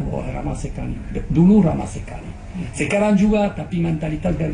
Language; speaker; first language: Indonesian; non-native, fluent; French